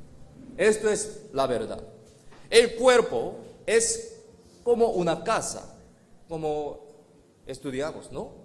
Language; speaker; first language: Spanish; non-native, fluent; Korean